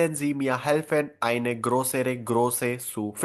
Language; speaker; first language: German; non-native, learner; Hindi